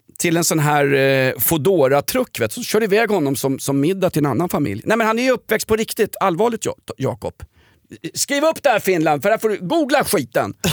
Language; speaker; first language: Swedish; native; Swedish